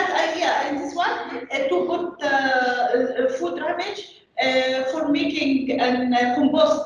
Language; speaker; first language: English; non-native, learner; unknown